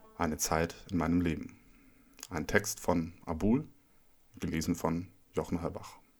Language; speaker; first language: German; native; German